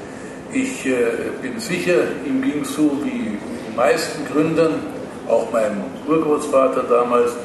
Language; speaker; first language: German; native; German